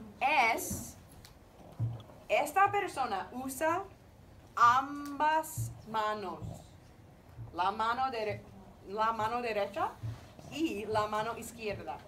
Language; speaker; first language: Spanish; non-native, fluent; English